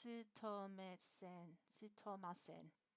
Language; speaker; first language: Japanese; non-native, learner; English